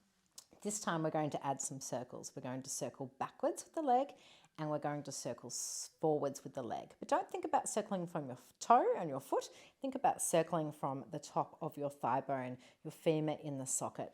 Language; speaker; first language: English; native; English